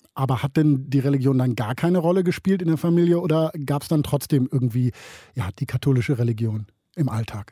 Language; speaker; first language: German; native; German